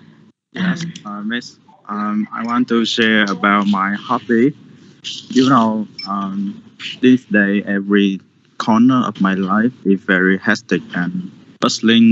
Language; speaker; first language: English; non-native, learner; Vietnamese